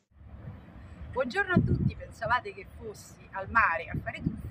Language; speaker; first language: Italian; native; Italian